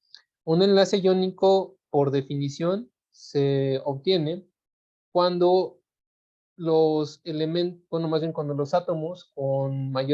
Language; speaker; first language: Spanish; native; Spanish